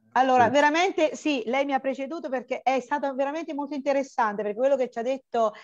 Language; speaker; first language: Italian; non-native, fluent; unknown